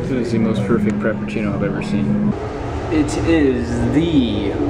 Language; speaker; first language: English; native; English